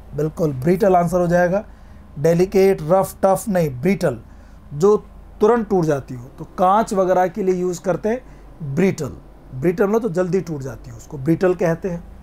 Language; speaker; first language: Hindi; native; Hindi